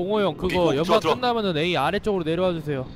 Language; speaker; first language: Korean; native; Korean